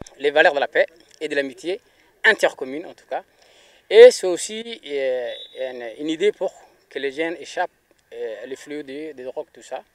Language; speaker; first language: French; non-native, local second language; Somali